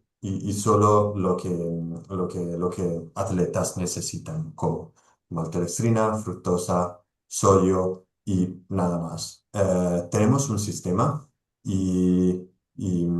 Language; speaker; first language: Spanish; non-native, fluent; Italian